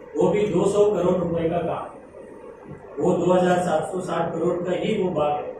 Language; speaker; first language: Hindi; non-native, local second language; Marathi